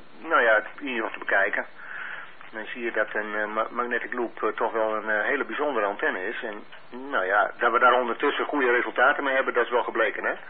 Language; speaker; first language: Dutch; native; Dutch